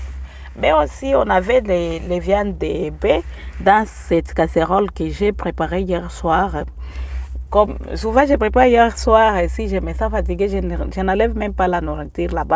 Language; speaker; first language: French; non-native, local second language; Swahili